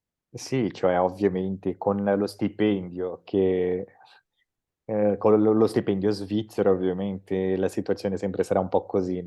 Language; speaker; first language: Italian; non-native, fluent; Portuguese